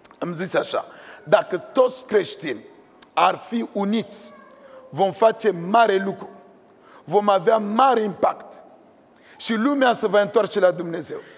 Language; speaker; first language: Romanian; non-native, fluent; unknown